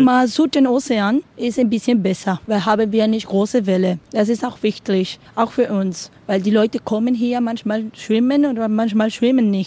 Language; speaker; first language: German; non-native, learner; Spanish